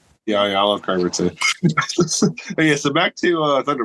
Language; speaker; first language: English; native; English